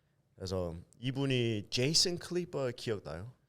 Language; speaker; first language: Korean; early bilingual, heritage; English